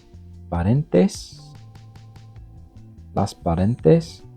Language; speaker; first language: Spanish; non-native, learner; English